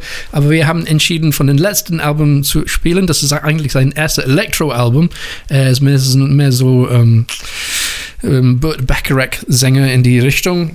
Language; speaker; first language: German; non-native, learner; English